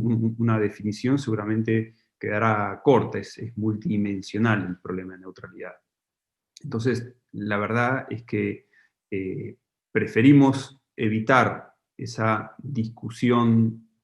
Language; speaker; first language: Spanish; native; Spanish